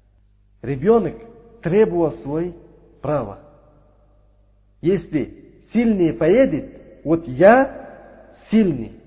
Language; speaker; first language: Russian; non-native, local second language; Uzbek